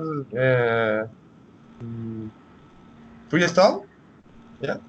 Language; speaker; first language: English; non-native, learner; Spanish